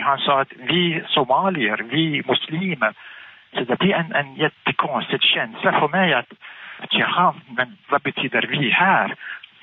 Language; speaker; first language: Swedish; non-native, fluent; Arabic